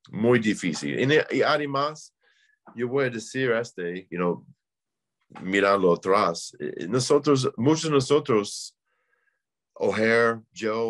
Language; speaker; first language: Spanish; non-native, learner; English